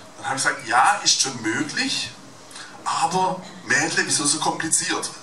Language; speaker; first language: German; native; German